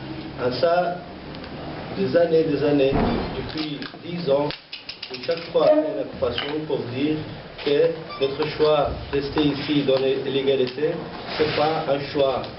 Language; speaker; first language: French; non-native, learner; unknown